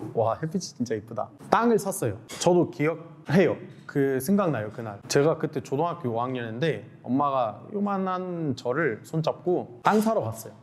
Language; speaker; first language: Korean; non-native, fluent; Arabic